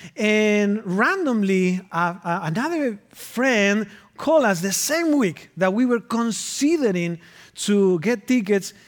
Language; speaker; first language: English; non-native, fluent; Spanish